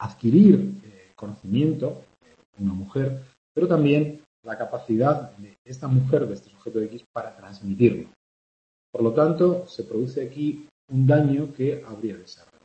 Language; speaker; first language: Spanish; native; Spanish